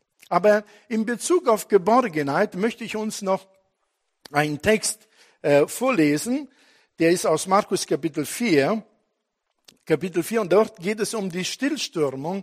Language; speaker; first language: German; non-native, fluent; Italian